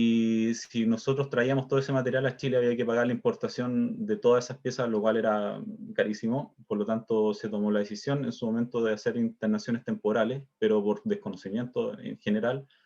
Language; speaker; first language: Spanish; native; Spanish